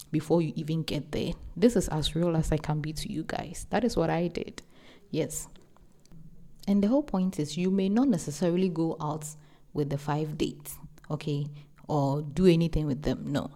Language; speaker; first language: English; non-native, local second language; Akan